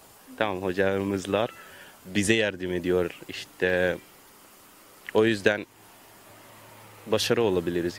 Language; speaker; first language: Turkish; non-native, learner; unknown